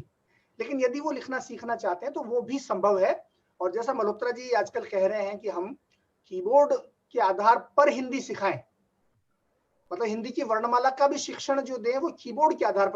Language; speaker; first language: Hindi; native; Hindi